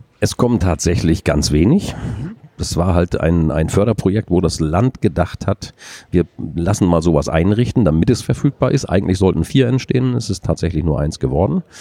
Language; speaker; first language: German; native; German